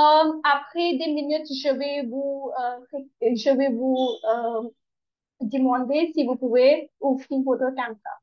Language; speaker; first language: French; non-native, learner; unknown